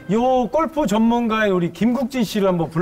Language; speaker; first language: Korean; native; Korean